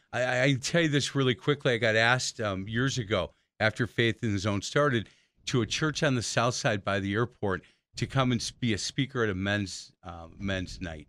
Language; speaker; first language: English; native; English